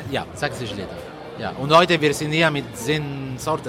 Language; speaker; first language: German; non-native, learner; Italian